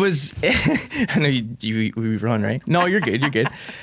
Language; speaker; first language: English; native; English